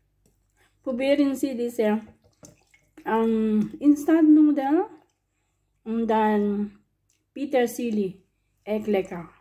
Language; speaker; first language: German; non-native, learner; Filipino